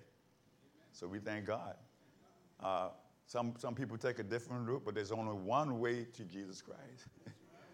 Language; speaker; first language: English; native; English